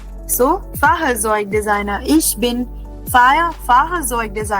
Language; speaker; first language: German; non-native, fluent; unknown